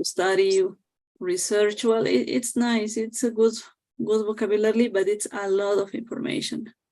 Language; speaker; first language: English; non-native, fluent; Spanish